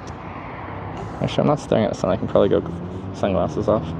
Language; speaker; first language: English; native; English